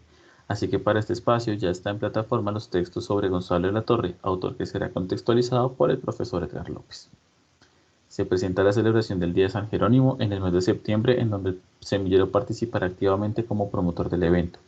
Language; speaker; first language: Spanish; native; Spanish